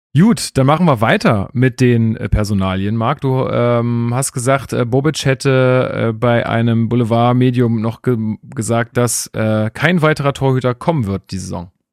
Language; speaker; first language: German; native; German